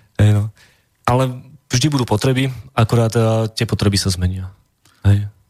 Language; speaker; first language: Slovak; native; Slovak